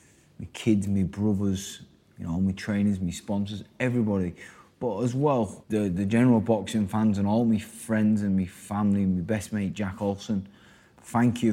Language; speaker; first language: English; native; English